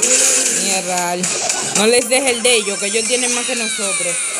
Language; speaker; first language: Spanish; native; Spanish